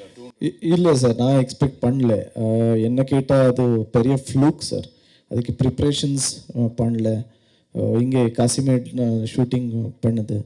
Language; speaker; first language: Tamil; non-native, learner; Kannada